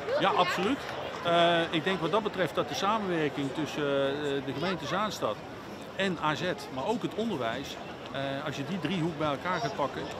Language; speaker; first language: Dutch; native; Dutch